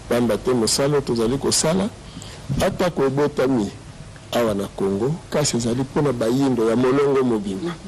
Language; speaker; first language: Lingala; non-native, local second language; Kongo